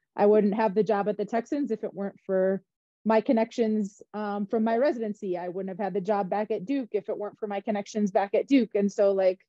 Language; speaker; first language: English; native; English